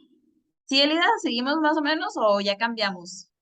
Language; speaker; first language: Spanish; native; Spanish